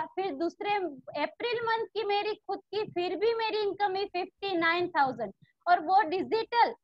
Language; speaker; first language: Hindi; non-native, local second language; Gujarati